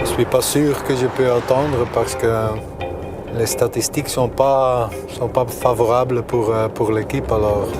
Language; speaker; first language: French; non-native, local second language; Dutch